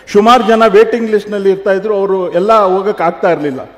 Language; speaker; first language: Kannada; non-native, local second language; Urdu